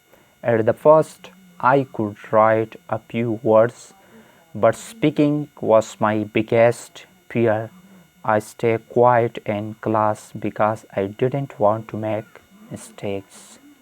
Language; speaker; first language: English; non-native, fluent; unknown